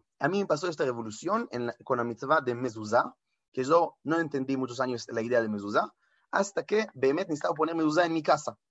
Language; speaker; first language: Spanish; non-native, fluent; Hebrew